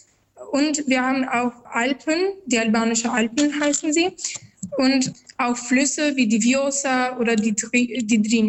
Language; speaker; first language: German; non-native, fluent; Albanian